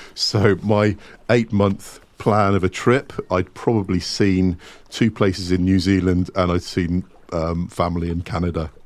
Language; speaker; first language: English; native; English